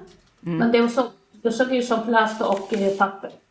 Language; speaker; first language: Swedish; non-native, learner; Arabic